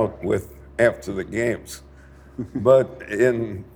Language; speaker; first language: English; native; English